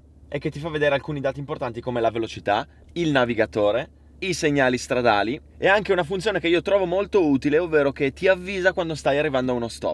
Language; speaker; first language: Italian; native; Italian